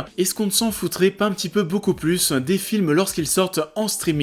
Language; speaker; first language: French; native; French